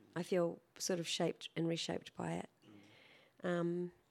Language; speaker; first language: English; native; English